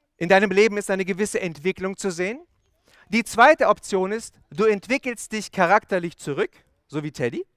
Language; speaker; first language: German; early bilingual, other home language; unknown